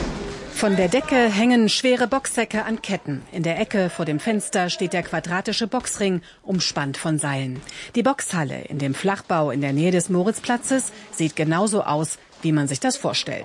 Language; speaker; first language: German; native; German